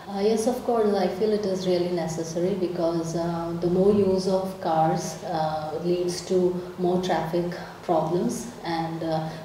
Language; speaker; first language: English; non-native, local second language; Malayalam